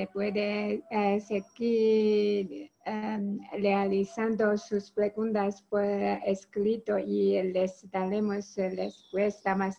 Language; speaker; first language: Spanish; non-native, learner; Chinese